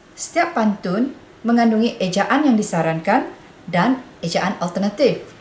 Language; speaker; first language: Malay; non-native, local second language; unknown